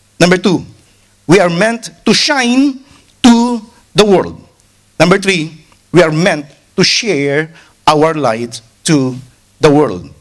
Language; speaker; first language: English; non-native, local second language; Filipino